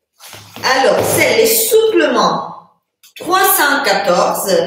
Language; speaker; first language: French; non-native, fluent; Italian